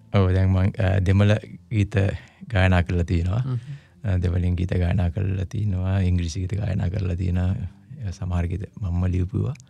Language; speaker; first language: Sinhala; non-native, local second language; Tamil